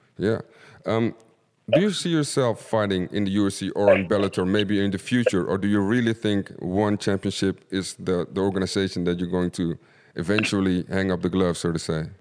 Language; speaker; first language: English; non-native, fluent; Dutch